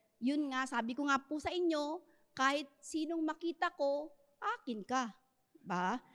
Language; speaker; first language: Filipino; native; Filipino